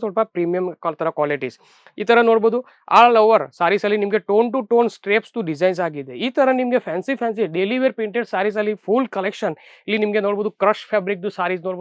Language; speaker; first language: Kannada; non-native, local second language; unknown